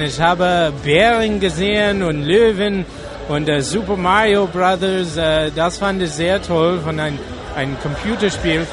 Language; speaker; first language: German; non-native, learner; English